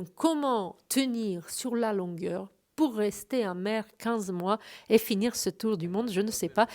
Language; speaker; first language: French; native; French